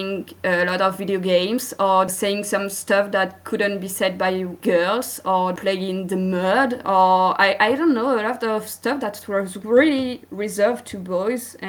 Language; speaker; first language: English; non-native, fluent; French